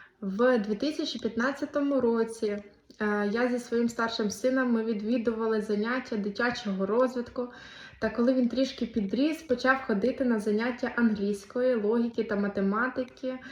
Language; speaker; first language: Ukrainian; native; Ukrainian